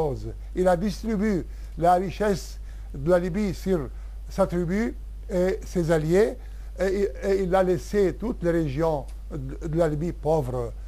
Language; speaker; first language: French; non-native, local second language; Arabic